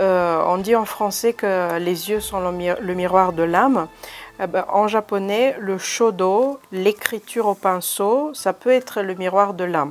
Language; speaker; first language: French; early bilingual, other home language; Romanian